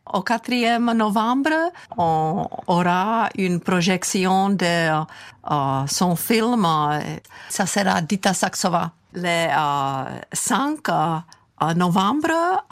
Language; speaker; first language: French; non-native, fluent; Czech